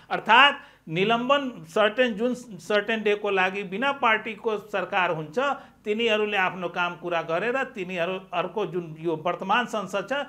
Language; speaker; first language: Nepali; non-native, local second language; Maithili